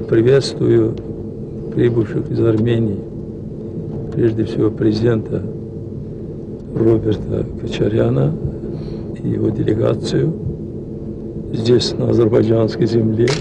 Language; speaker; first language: Russian; non-native, fluent; Azerbaijani